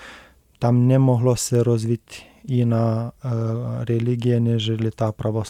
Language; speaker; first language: Czech; non-native, learner; Romanian